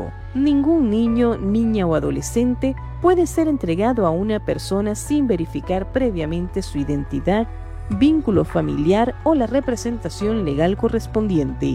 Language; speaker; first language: Spanish; native; Spanish